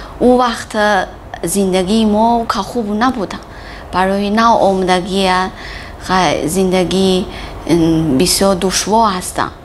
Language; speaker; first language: Tajik; non-native, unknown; Chinese